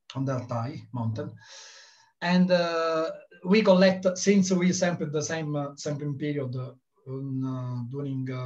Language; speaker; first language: English; non-native, learner; Italian